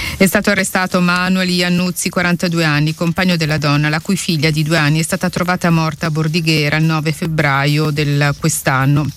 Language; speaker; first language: Italian; native; Italian